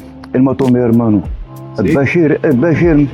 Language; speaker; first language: Spanish; non-native, learner; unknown